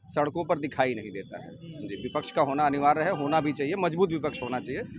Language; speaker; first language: Hindi; native; Hindi